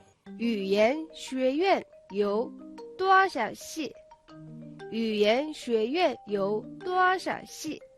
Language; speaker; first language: Chinese; non-native, fluent; Mongolian